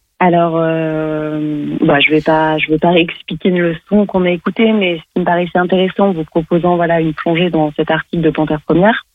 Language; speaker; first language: French; native; French